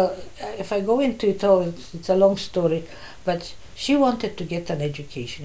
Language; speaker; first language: English; non-native, fluent; Polish